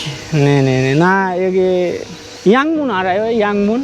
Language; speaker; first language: Korean; non-native, learner; Bangla